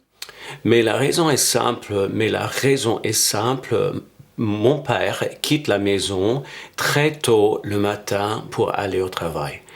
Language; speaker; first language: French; non-native, fluent; English